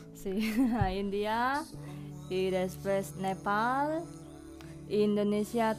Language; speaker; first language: Catalan; non-native, learner; Indonesian